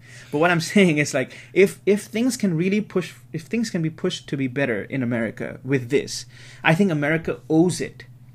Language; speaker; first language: English; native; English